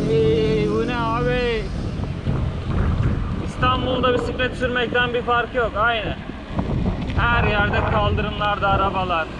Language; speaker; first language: Turkish; native; Turkish